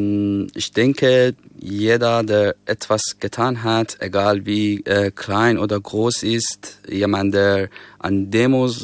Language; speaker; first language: German; non-native, fluent; Persian